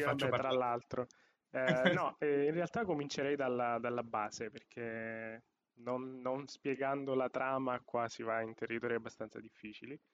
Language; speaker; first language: Italian; native; Italian